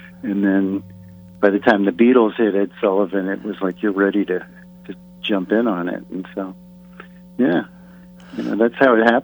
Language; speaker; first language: English; native; English